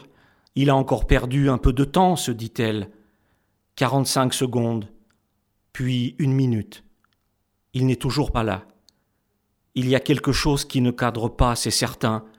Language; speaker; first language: French; native; French